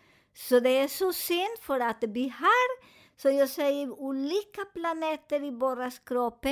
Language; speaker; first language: Swedish; non-native, learner; Spanish